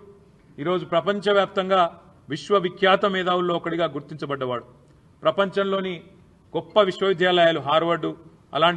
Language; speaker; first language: Telugu; native; Telugu